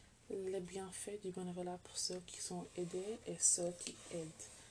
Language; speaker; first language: French; non-native, learner; English